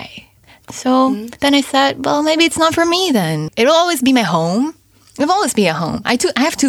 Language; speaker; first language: English; native; English